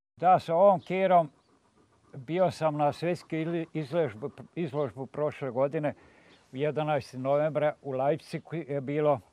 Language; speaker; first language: Serbian; non-native, local second language; Hungarian